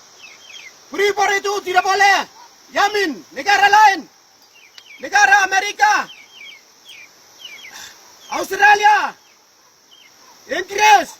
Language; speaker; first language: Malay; non-native, local second language; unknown